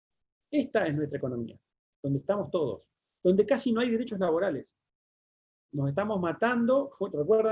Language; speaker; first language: Spanish; native; Spanish